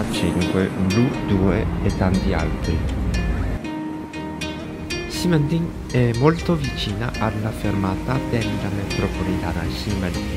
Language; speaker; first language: Italian; non-native, learner; Chinese